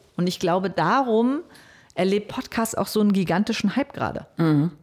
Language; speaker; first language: German; native; German